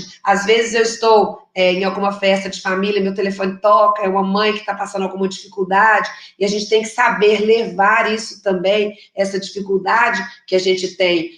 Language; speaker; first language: Portuguese; native; Portuguese